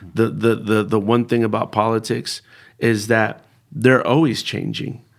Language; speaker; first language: English; early bilingual, other home language; Spanish